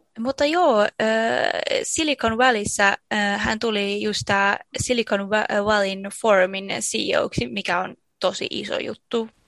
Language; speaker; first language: Finnish; native; Finnish